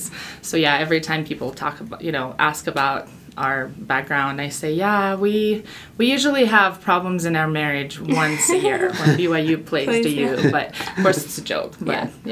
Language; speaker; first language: English; non-native, fluent; Russian